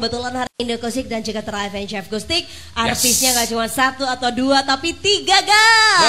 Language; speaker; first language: Indonesian; native; Indonesian